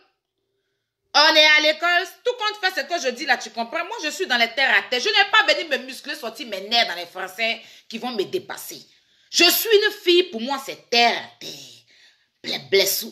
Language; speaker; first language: French; native; French